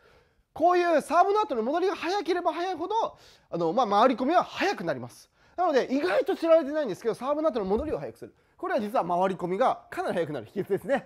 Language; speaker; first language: Japanese; native; Japanese